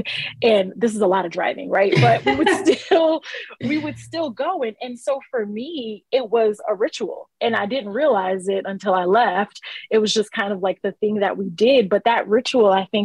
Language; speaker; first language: English; early bilingual, other home language; Akan